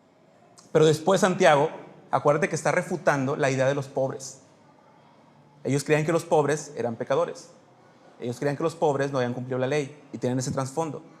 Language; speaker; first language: Spanish; native; Spanish